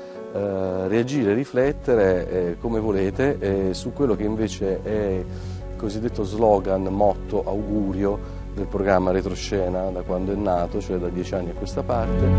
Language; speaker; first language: Italian; native; Italian